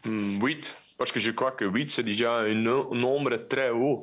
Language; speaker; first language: French; non-native, local second language; Dutch